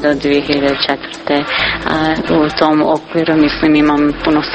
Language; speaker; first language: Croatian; non-native, learner; English